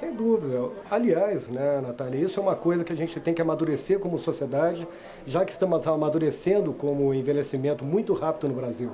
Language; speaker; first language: Portuguese; native; Portuguese